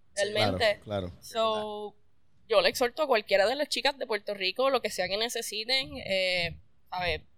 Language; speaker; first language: Spanish; native; Spanish